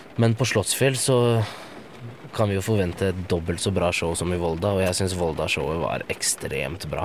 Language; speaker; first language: Norwegian; early bilingual, other home language; Arabic